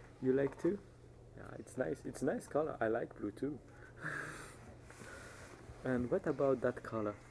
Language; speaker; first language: English; non-native, fluent; French